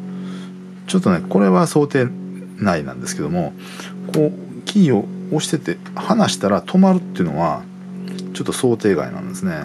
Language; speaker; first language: Japanese; native; Japanese